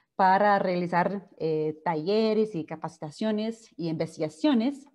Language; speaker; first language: Spanish; non-native, fluent; English